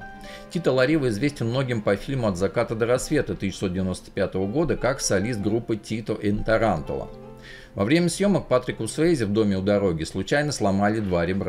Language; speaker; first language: Russian; native; Russian